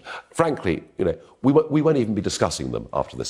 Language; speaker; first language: English; native; English